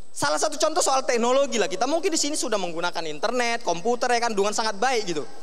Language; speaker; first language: Indonesian; native; Indonesian